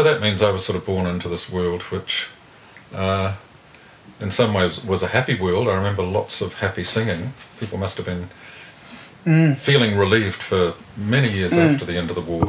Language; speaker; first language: English; native; English